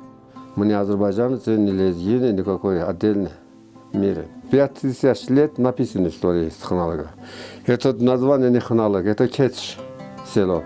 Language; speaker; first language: Russian; non-native, local second language; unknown